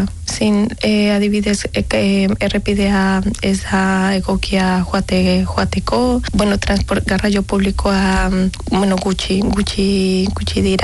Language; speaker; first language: Basque; non-native, learner; Spanish